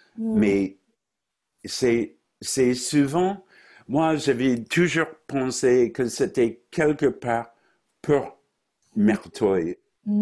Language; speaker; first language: French; non-native, fluent; English